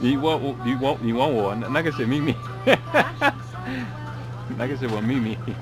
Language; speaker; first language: Chinese; non-native, fluent; English